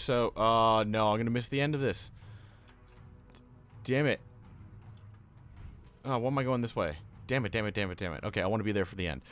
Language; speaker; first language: English; native; English